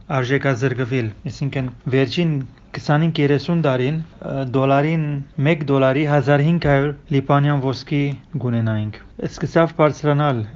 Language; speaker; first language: Armenian; early bilingual, heritage; Armenian